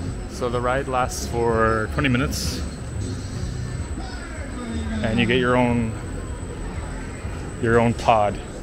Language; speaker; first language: English; native; English